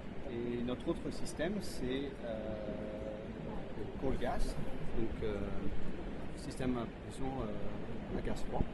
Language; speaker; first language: French; native; French